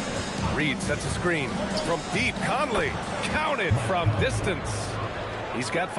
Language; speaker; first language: English; native; English